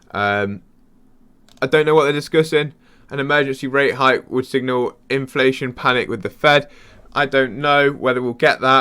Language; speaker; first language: English; native; English